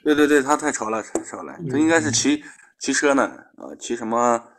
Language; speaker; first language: Chinese; native; Chinese